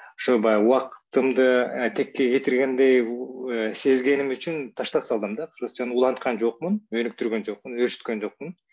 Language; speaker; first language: Kyrgyz; non-native, local second language; Russian